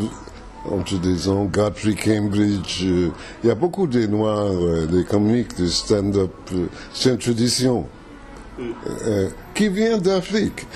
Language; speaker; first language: French; non-native, fluent; English